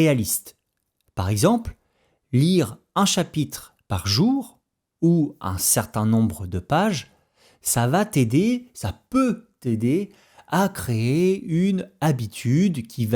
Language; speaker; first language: French; native; French